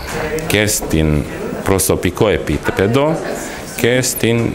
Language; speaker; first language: Greek; non-native, learner; Romanian